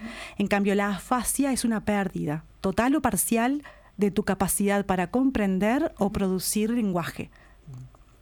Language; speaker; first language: Spanish; native; Spanish